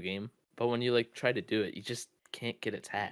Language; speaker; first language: English; native; English